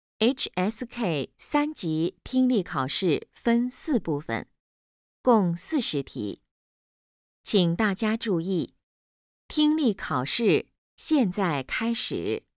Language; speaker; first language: Chinese; native; Chinese